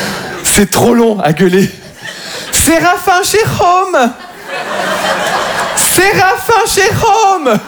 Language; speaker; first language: French; native; French